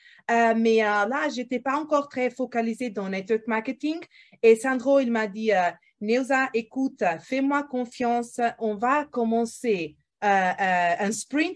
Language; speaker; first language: French; non-native, fluent; Portuguese